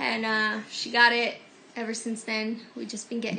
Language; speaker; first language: English; non-native, fluent; Albanian